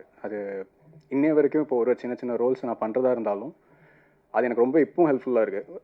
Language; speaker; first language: Tamil; non-native, fluent; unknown